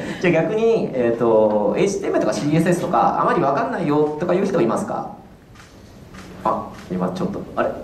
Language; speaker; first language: Japanese; native; Japanese